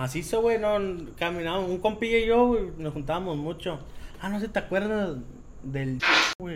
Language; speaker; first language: Spanish; native; Spanish